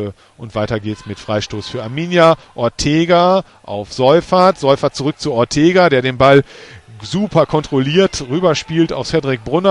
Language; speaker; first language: German; native; German